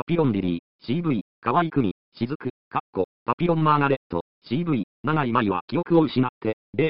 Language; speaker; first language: Japanese; native; Japanese